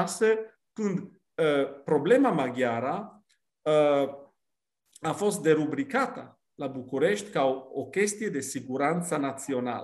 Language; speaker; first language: Romanian; non-native, fluent; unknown